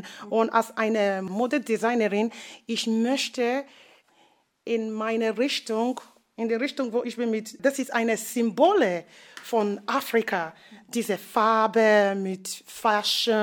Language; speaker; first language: German; non-native, fluent; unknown